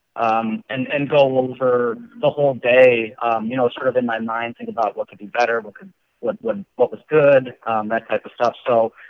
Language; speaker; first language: English; native; English